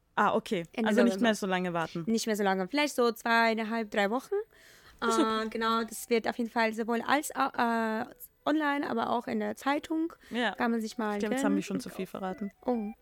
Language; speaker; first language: German; non-native, fluent; Ukrainian